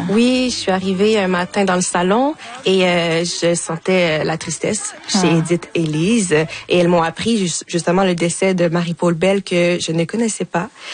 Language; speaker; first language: French; native; French